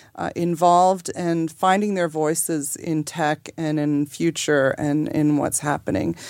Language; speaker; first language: English; native; English